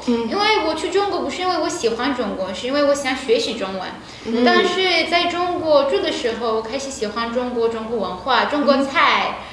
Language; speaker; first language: Chinese; non-native, fluent; Persian